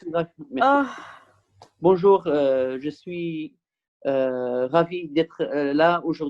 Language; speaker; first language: French; non-native, fluent; Kurdish